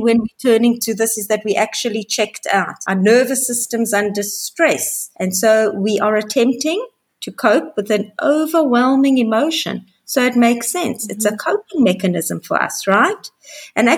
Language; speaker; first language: English; native; English